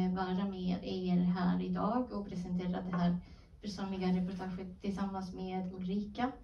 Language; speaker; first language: Swedish; non-native, fluent; Spanish